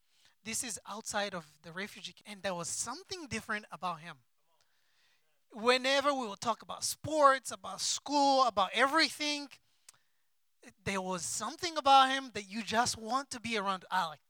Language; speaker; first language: English; non-native, local second language; Kinyarwanda